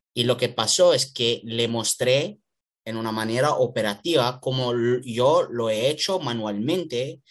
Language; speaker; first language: Spanish; non-native, learner; Italian